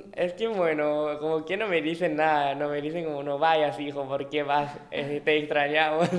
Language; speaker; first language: Spanish; non-native, fluent; Thai